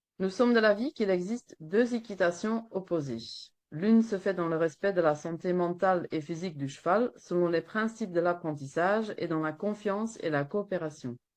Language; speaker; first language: French; non-native, local second language; Dutch